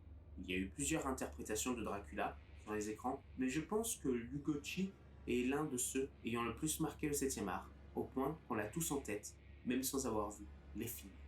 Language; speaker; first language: French; native; French